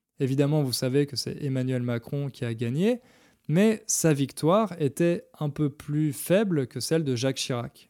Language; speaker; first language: French; native; French